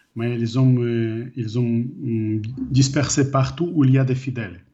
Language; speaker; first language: French; non-native, learner; Ukrainian